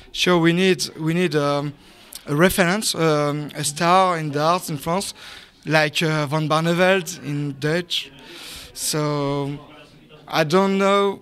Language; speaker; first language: English; non-native, learner; French